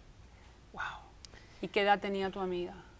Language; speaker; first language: Spanish; native; Spanish